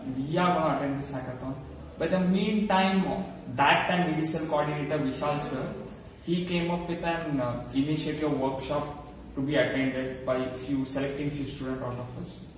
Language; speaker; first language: English; non-native, local second language; Kannada